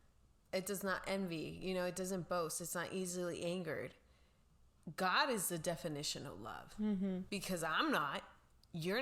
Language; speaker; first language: English; non-native, local second language; Spanish